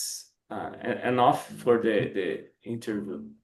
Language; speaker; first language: English; non-native, learner; Portuguese